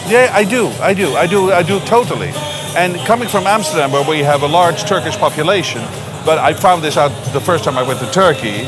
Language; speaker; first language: English; non-native, fluent; Dutch